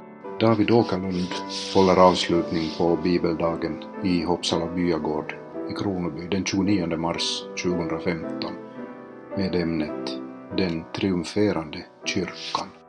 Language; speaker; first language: Swedish; native; Swedish